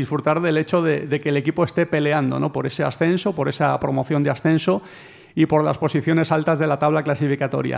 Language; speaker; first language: Spanish; native; Spanish